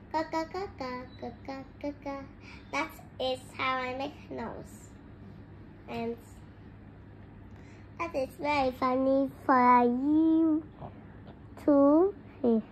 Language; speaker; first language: English; non-native, learner; Vietnamese